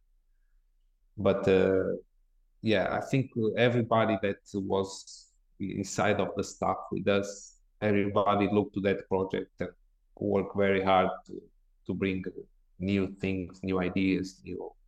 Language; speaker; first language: English; non-native, fluent; Portuguese